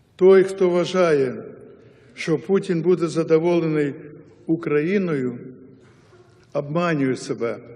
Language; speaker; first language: Ukrainian; non-native, local second language; Yiddish